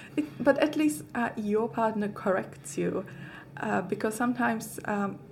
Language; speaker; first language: English; non-native, fluent; Czech